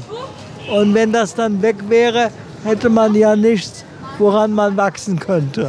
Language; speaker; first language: German; native; German